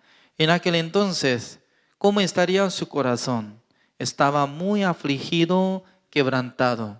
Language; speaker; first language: Spanish; non-native, fluent; Korean